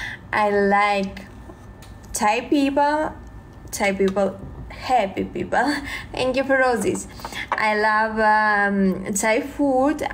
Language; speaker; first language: English; non-native, learner; Russian